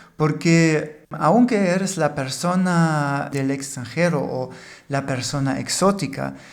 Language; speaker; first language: Spanish; non-native, fluent; German